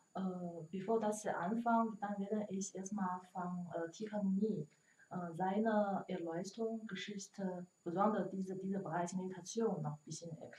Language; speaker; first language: German; non-native, learner; Chinese